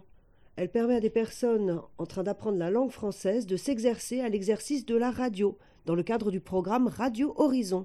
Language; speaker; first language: French; native; French